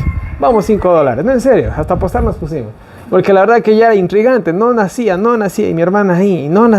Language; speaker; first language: Spanish; native; Spanish